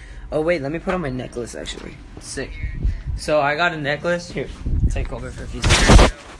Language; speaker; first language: English; early bilingual, other home language; Spanish